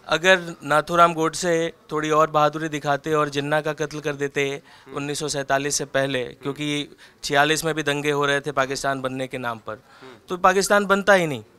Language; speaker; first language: Hindi; native; Hindi